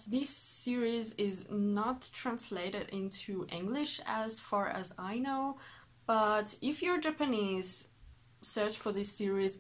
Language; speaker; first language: English; non-native, fluent; Persian